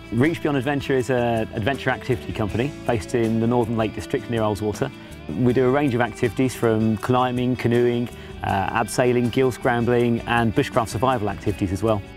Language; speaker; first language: English; native; English